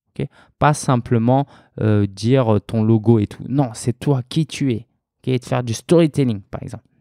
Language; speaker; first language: French; native; French